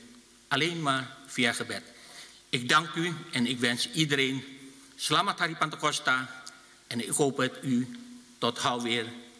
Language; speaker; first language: Dutch; non-native, fluent; Indonesian